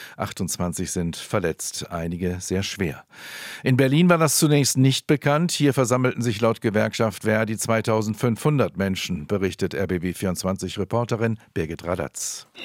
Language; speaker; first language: German; native; German